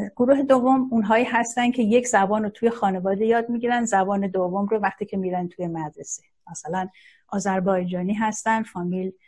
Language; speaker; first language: Persian; non-native, local second language; Azerbaijani